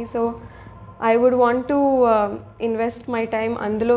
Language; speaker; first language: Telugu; early bilingual, heritage; Telugu